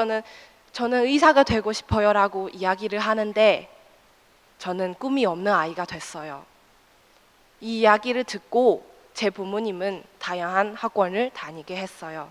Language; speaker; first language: Korean; non-native, fluent; Chinese